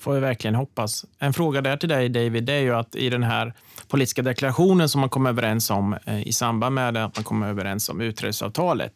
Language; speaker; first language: Swedish; native; Swedish